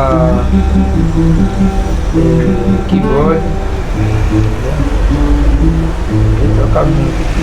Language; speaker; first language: Portuguese; non-native, learner; Haitian Creole